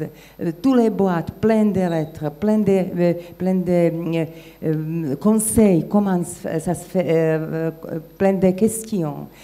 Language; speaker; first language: French; non-native, fluent; Slovak